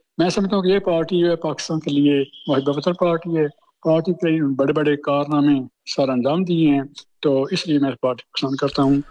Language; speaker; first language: Urdu; non-native, local second language; Punjabi